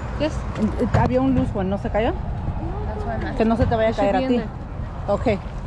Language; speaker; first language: Spanish; early bilingual, heritage; Spanish